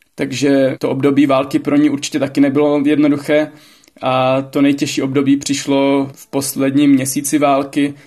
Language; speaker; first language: Czech; native; Czech